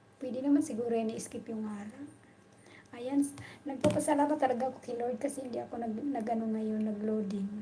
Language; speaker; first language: Filipino; non-native, local second language; Bikol